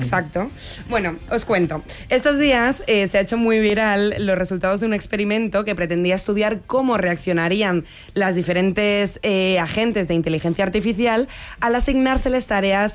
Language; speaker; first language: Spanish; native; Spanish